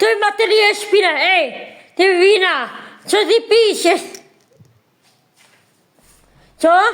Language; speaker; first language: Slovak; non-native, local second language; Romany